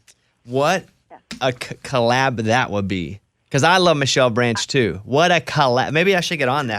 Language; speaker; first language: English; native; English